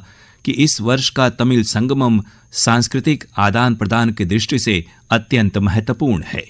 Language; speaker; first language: Hindi; native; Hindi